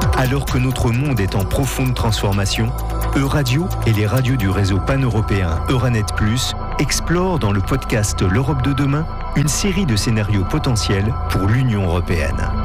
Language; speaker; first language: French; native; French